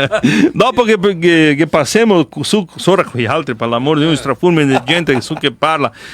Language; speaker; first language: Italian; early bilingual, heritage; Portuguese